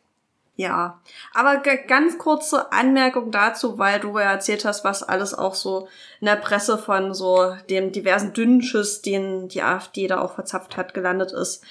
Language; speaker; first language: German; native; German